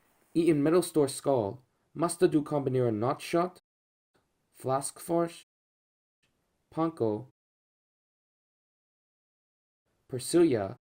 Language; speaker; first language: Swedish; non-native, learner; English